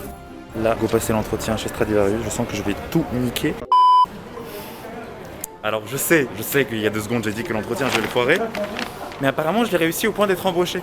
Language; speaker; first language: French; native; French